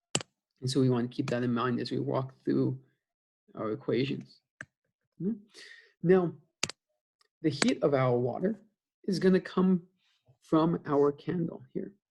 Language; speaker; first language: English; native; English